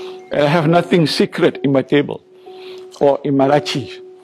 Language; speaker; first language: English; non-native, local second language; Malay